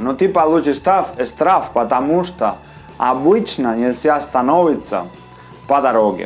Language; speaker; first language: Russian; non-native, fluent; Spanish